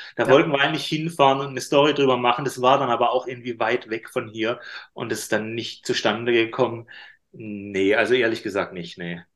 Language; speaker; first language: German; native; German